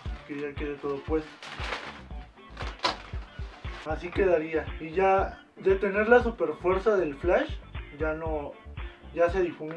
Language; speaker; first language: Spanish; native; Spanish